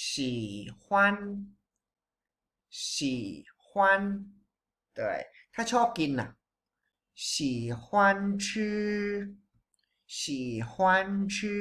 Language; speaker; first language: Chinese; non-native, fluent; Thai